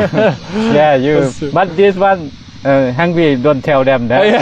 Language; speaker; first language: English; non-native, learner; Thai